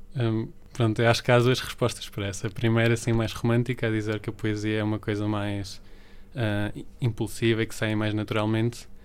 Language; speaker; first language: Portuguese; early bilingual, other home language; Spanish